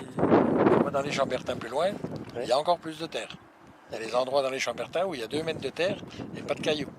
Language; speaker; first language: French; native; French